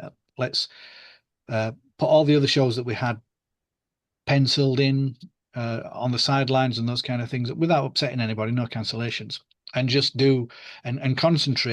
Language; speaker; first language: English; native; English